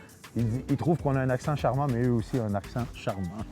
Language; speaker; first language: French; native; French